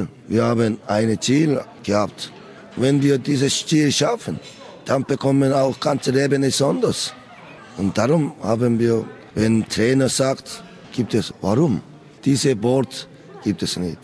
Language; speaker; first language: German; non-native, learner; Korean